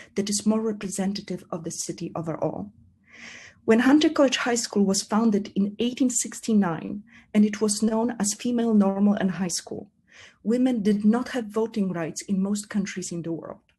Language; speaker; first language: English; non-native, fluent; Polish